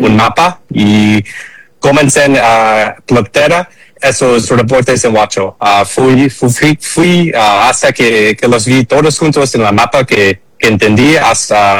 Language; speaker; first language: Spanish; early bilingual, heritage; English